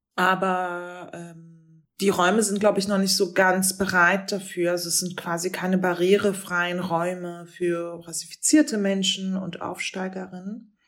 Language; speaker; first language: German; native; German